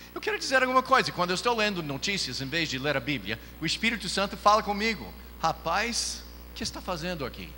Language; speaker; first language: Portuguese; non-native, fluent; English